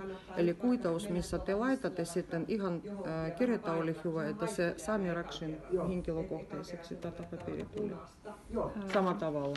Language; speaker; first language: Finnish; non-native, learner; Russian